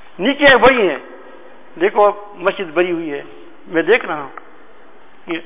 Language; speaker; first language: Urdu; native; Urdu